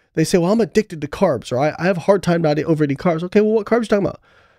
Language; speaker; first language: English; native; English